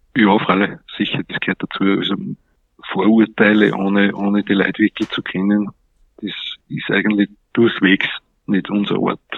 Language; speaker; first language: German; native; German